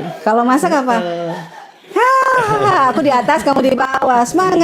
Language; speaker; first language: Indonesian; native; Indonesian